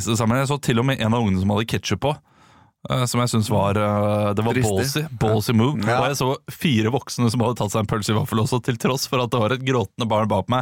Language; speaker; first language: Norwegian; native; Norwegian